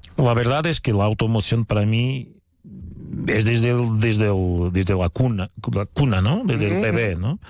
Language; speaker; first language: Spanish; non-native, fluent; Portuguese